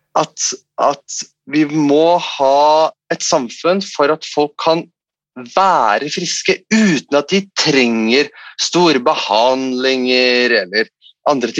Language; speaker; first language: Norwegian; non-native, fluent; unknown